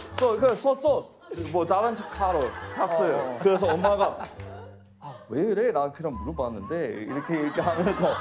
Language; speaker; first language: Korean; non-native, fluent; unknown